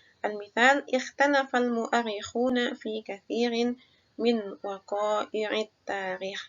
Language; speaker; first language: Arabic; non-native, fluent; Indonesian